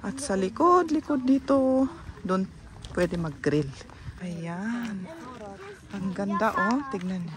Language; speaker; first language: Filipino; native; Filipino